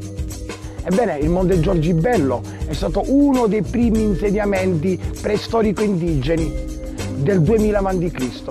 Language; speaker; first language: Italian; native; Italian